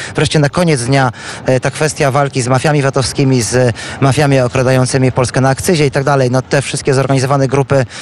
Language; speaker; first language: Polish; native; Polish